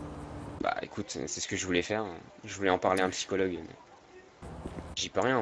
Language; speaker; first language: French; native; French